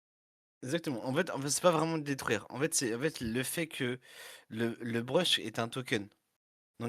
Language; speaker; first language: French; native; French